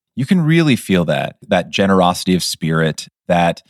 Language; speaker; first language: English; native; English